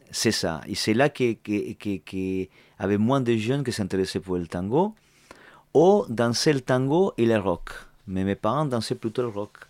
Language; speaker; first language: French; non-native, fluent; Spanish